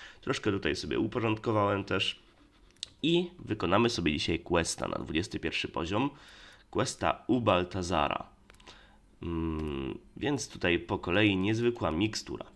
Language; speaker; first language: Polish; native; Polish